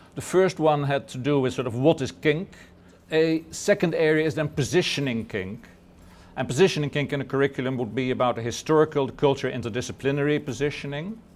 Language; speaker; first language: English; non-native, fluent; Dutch